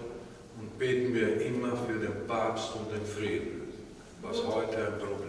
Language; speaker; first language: German; non-native, fluent; Italian